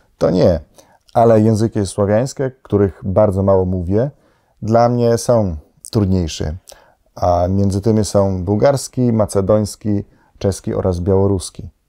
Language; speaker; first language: Polish; non-native, fluent; Slovenian